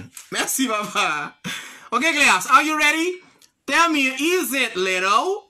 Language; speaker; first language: English; non-native, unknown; Haitian Creole